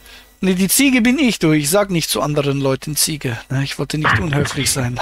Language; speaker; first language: German; native; German